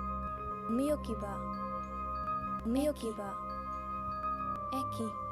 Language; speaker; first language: Japanese; non-native, fluent; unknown